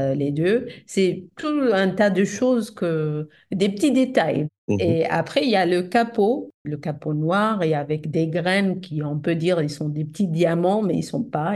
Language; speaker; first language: French; non-native, fluent; Arabic